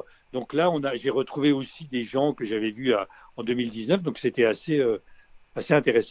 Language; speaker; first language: French; native; French